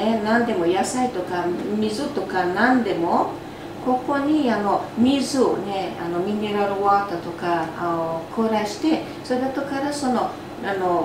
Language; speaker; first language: Japanese; non-native, fluent; Portuguese